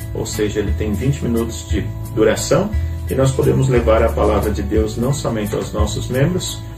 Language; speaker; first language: Portuguese; native; Portuguese